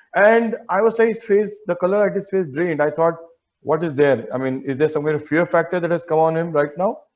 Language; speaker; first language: English; non-native, local second language; Hindi